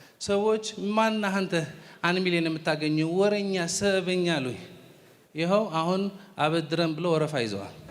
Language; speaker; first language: Amharic; non-native, fluent; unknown